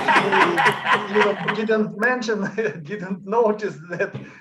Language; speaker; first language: English; non-native, learner; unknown